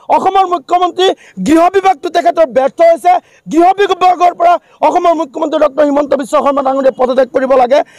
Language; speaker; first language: Assamese; non-native, local second language; Bangla